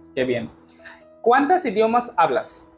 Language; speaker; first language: Spanish; non-native, learner; Hindi